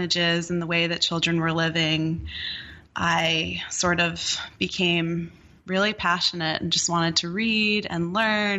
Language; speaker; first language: English; native; English